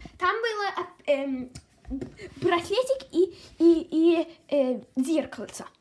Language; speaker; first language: Russian; early bilingual, heritage; Russian